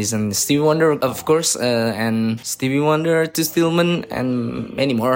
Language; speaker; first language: English; non-native, learner; Indonesian